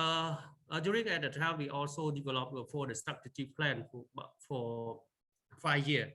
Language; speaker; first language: English; non-native, learner; Khmer